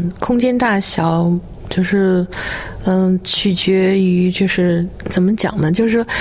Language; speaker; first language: Chinese; native; Chinese